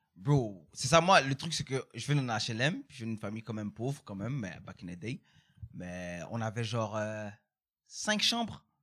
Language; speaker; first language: French; early bilingual, other home language; Haitian Creole